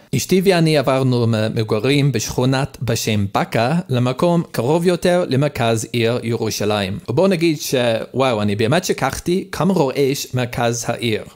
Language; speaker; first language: Hebrew; non-native, learner; English